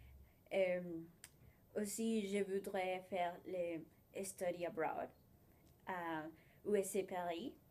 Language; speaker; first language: French; non-native, learner; Spanish